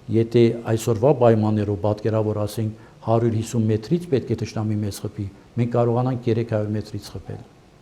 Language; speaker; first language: Armenian; early bilingual, heritage; Armenian